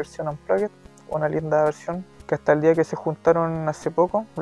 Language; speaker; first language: Spanish; native; Spanish